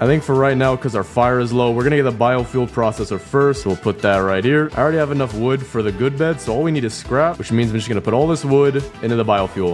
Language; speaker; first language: English; native; English